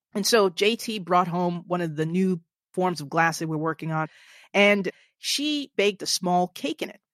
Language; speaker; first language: English; native; English